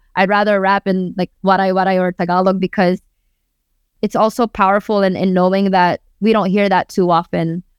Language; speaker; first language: English; early bilingual, other home language; Waray